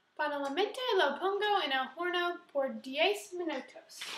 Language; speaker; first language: Spanish; non-native, learner; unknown